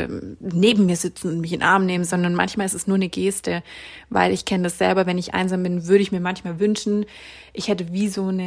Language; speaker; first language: German; native; German